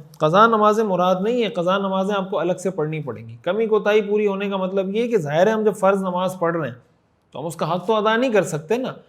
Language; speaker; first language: Urdu; native; Urdu